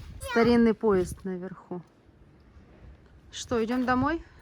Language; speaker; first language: Russian; native; Russian